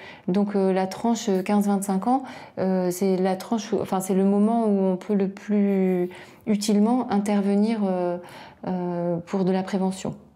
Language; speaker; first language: French; native; French